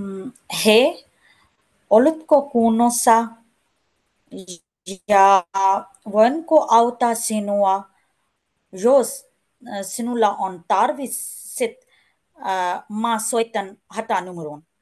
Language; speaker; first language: Finnish; non-native, learner; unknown